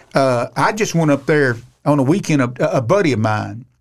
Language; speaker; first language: English; native; English